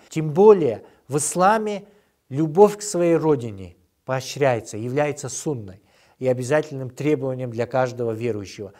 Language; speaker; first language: Russian; non-native, local second language; Kyrgyz